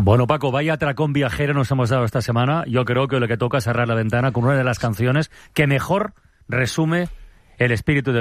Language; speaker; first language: Spanish; native; Spanish